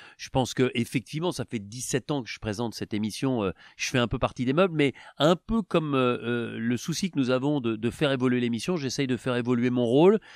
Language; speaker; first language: French; native; French